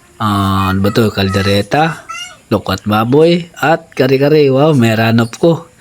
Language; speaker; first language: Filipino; non-native, local second language; Cebuano